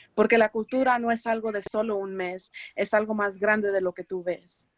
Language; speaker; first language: Spanish; early bilingual, heritage; Spanish